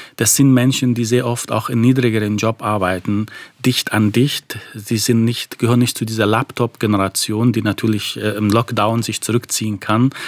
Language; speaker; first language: German; non-native, fluent; Arabic